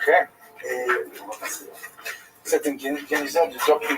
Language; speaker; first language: French; non-native, fluent; English